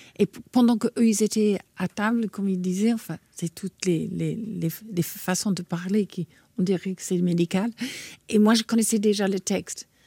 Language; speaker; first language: French; non-native, fluent; English